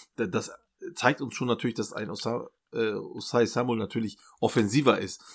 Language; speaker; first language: German; early bilingual, other home language; Turkish